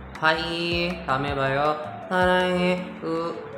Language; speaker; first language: Korean; non-native, learner; Indonesian